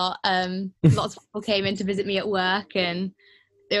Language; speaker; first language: English; native; English